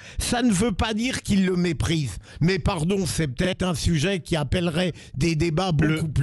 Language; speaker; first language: French; native; French